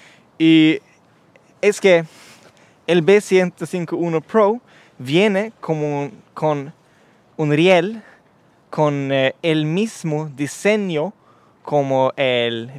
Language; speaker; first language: Spanish; non-native, learner; Swedish